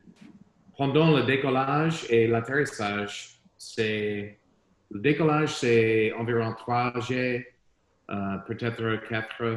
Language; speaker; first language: French; non-native, learner; English